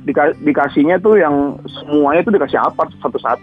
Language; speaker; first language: Indonesian; native; Indonesian